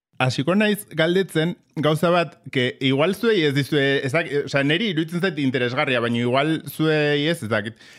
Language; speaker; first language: Basque; native; Basque